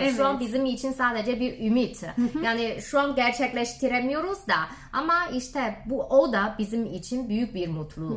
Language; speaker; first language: Turkish; non-native, learner; Chinese